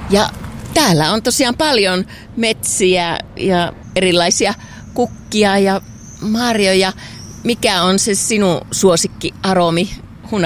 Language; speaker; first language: Finnish; native; Finnish